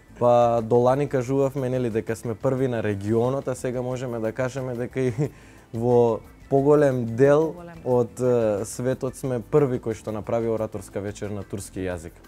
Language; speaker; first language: Macedonian; non-native, local second language; Turkish